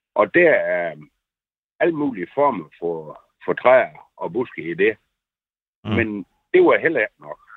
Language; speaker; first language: Danish; native; Danish